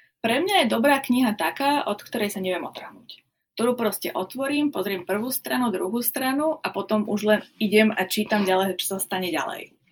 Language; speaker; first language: Slovak; native; Slovak